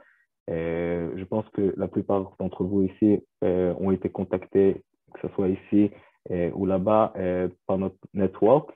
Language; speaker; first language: French; non-native, fluent; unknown